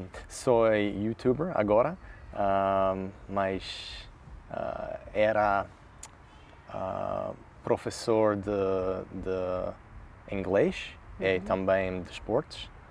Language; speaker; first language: Portuguese; non-native, learner; English